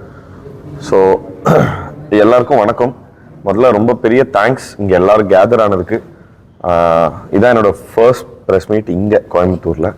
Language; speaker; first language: Tamil; native; Tamil